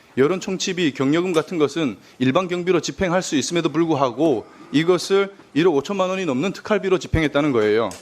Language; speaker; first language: Korean; native; Korean